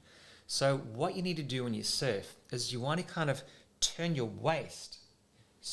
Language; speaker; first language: English; native; English